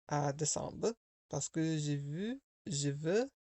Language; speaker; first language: French; non-native, learner; English